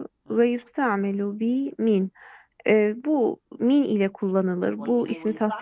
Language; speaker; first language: Turkish; native; Turkish